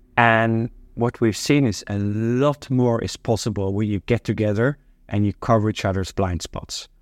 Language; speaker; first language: English; non-native, fluent; Norwegian